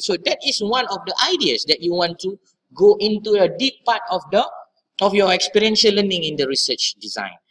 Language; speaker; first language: English; non-native, local second language; Malay